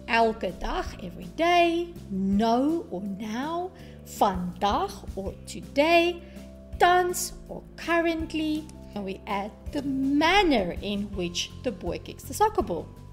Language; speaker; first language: English; native; English